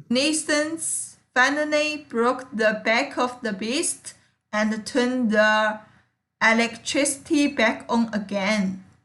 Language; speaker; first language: English; non-native, learner; Chinese